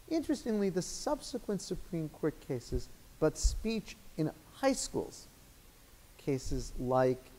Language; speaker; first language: English; native; English